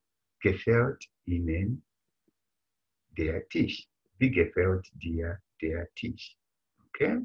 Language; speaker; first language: German; non-native, fluent; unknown